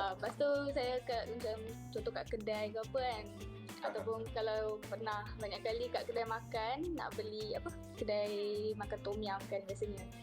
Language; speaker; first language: Malay; early bilingual, other home language; Tajik